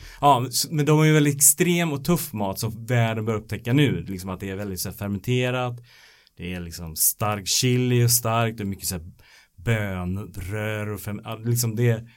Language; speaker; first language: Swedish; native; Swedish